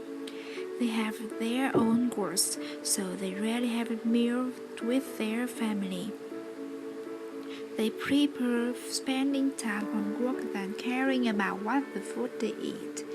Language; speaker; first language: English; non-native, learner; Vietnamese